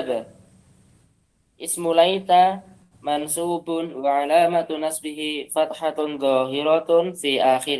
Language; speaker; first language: Arabic; non-native, learner; Indonesian